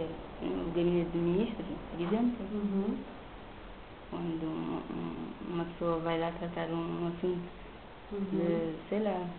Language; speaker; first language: Portuguese; non-native, local second language; Kabuverdianu